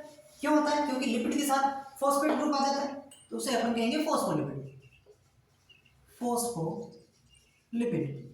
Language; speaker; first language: Hindi; native; Hindi